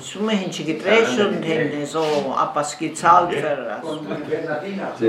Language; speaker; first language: German; early bilingual, heritage; German